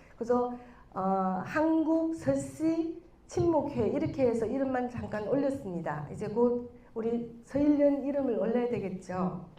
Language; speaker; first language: Korean; non-native, fluent; Chinese